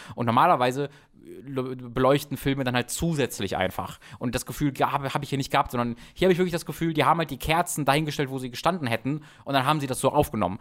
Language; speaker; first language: German; native; German